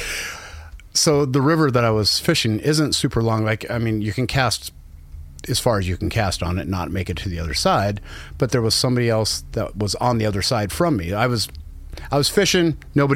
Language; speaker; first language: English; native; English